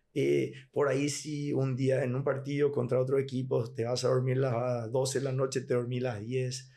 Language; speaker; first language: Spanish; native; Spanish